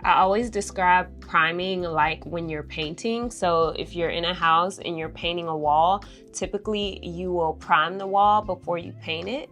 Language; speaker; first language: English; native; English